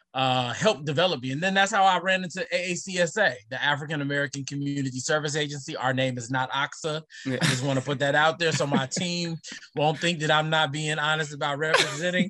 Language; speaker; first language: English; native; English